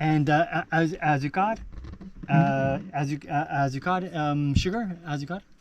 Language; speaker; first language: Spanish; non-native, learner; English